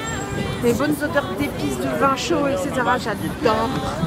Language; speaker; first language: French; native; French